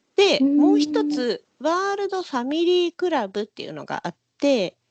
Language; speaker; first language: Japanese; native; Japanese